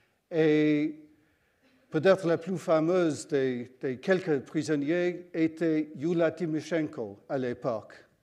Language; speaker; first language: French; non-native, fluent; English